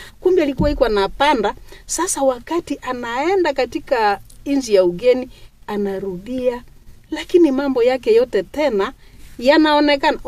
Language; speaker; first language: Swahili; non-native, local second language; Nande